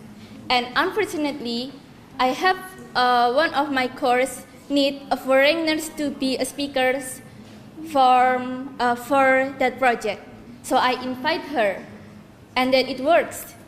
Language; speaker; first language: English; non-native, learner; Indonesian